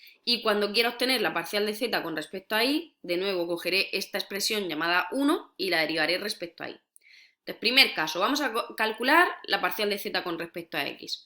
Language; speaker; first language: Spanish; native; Spanish